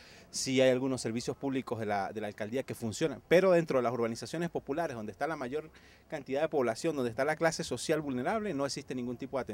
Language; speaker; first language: Spanish; native; Spanish